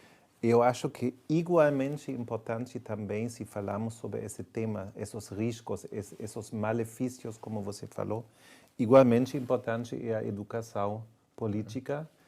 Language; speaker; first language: Portuguese; non-native, fluent; German